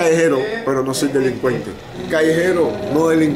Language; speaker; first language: Spanish; native; Spanish